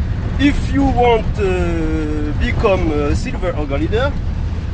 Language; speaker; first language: English; non-native, learner; French